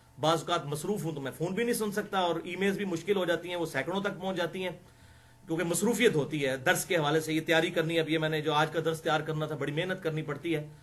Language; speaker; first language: Urdu; non-native, local second language; Punjabi